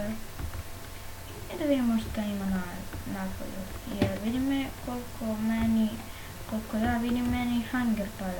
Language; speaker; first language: Bosnian; native; Bosnian